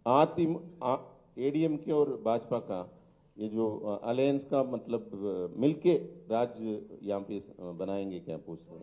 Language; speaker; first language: Hindi; non-native, local second language; Tamil